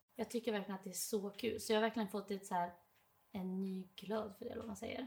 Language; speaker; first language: Swedish; native; Swedish